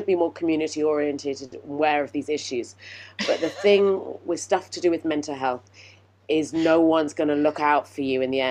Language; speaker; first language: English; native; English